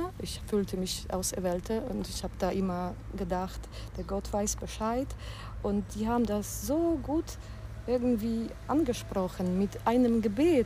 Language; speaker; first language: German; non-native, fluent; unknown